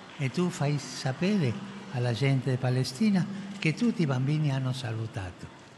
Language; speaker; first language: Italian; non-native, fluent; Spanish